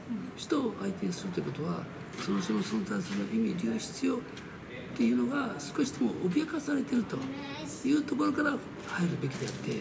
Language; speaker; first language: Japanese; early bilingual, other home language; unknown